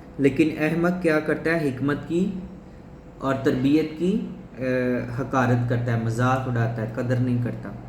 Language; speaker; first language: Urdu; non-native, local second language; Punjabi